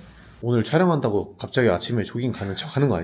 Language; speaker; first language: Korean; native; Korean